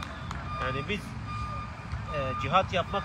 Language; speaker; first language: Turkish; non-native, fluent; Arabic